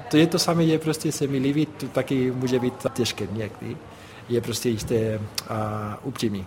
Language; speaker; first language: Czech; non-native, fluent; Spanish